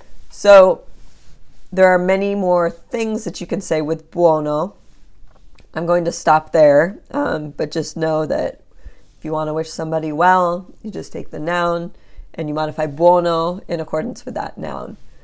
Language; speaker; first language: English; native; English